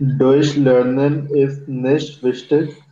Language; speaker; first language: German; non-native, learner; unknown